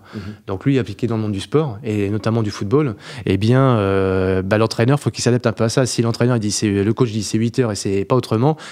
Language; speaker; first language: French; native; French